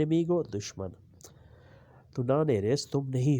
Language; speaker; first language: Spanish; non-native, learner; Urdu